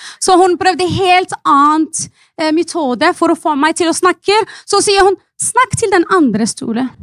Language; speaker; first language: Norwegian; non-native, fluent; Arabic